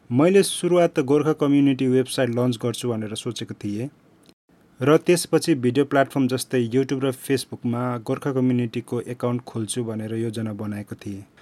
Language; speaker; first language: Nepali; native; Nepali